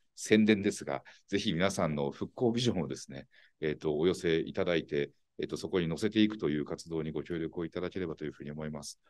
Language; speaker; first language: Japanese; native; Japanese